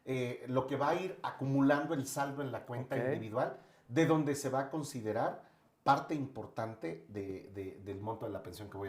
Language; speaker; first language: Spanish; native; Spanish